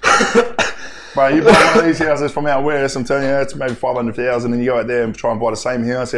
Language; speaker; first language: English; native; English